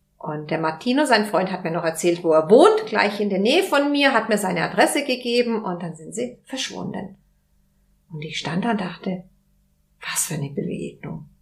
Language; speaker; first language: German; non-native, fluent; Spanish